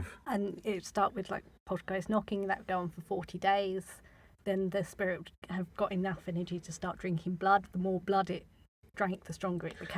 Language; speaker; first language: English; native; English